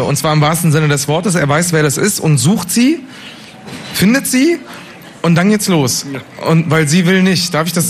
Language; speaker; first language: German; native; German